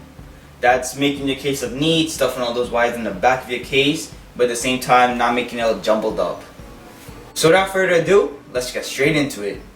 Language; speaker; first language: English; native; English